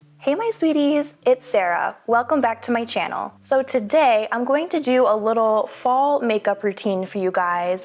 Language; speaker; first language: English; native; English